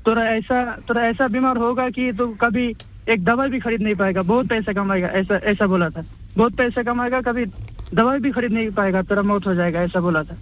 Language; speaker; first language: Hindi; non-native, fluent; Bangla